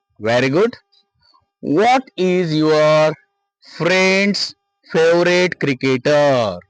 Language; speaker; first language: English; non-native, local second language; Marathi